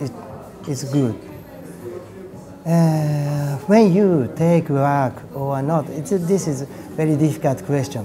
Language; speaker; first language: English; non-native, learner; Japanese